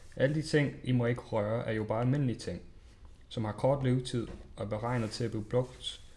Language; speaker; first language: Danish; non-native, fluent; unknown